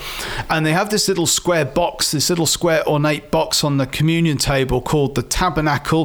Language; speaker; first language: English; native; English